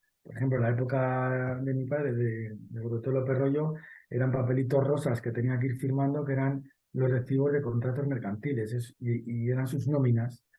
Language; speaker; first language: Spanish; native; Spanish